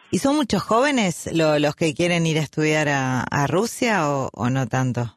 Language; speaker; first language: Spanish; native; Spanish